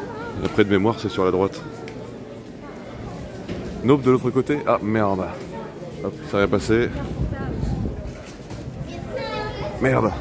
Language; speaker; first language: French; native; French